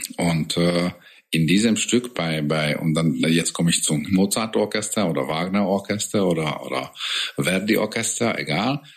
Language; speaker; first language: German; non-native, fluent; Hungarian